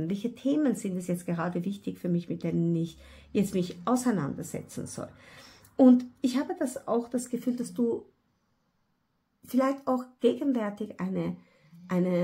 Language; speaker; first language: German; non-native, fluent; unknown